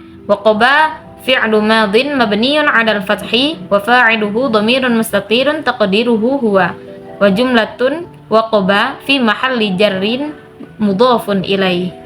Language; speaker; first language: Arabic; non-native, learner; Indonesian